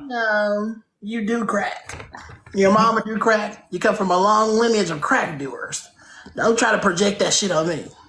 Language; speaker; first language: English; native; English